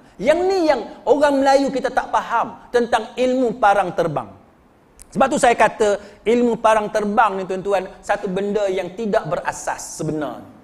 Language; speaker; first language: Malay; native; Malay